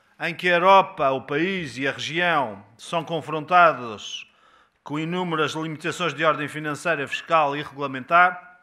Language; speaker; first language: Portuguese; native; Portuguese